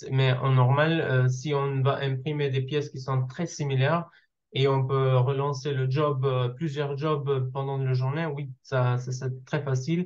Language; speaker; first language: French; non-native, learner; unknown